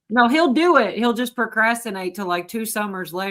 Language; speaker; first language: English; native; English